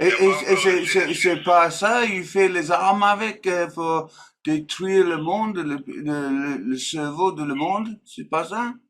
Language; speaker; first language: French; non-native, learner; English